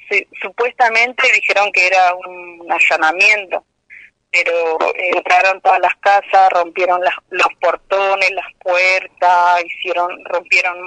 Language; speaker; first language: Spanish; native; Spanish